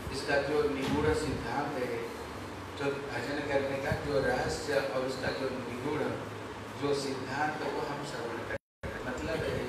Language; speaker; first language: Hindi; non-native, local second language; Bangla